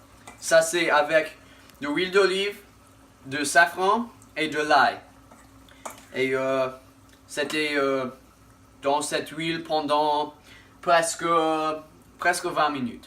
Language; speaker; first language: French; non-native, learner; English